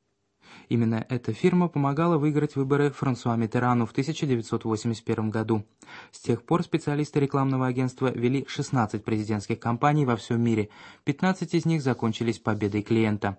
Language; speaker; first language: Russian; native; Russian